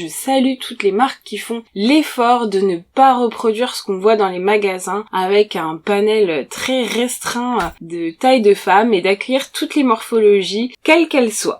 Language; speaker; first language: French; native; French